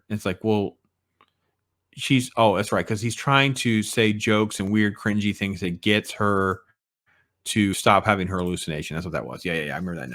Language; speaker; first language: English; native; English